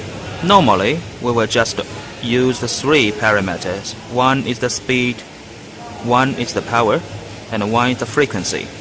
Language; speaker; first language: English; non-native, learner; Chinese